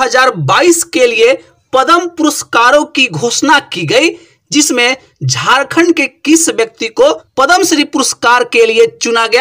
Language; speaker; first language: Hindi; native; Hindi